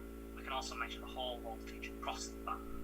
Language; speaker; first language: English; native; English